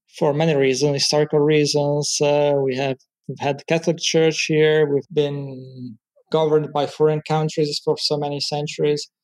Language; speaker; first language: English; non-native, fluent; Italian